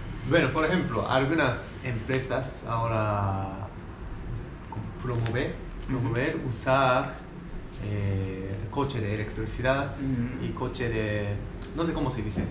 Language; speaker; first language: Spanish; non-native, learner; Japanese